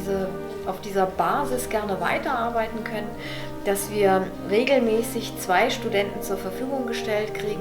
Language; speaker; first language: German; native; German